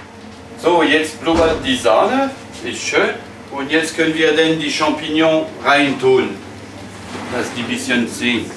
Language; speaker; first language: German; non-native, fluent; French